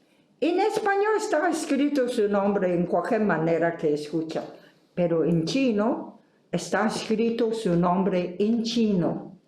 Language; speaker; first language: Spanish; non-native, fluent; Chinese